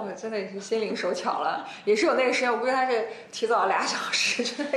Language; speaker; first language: Chinese; native; Chinese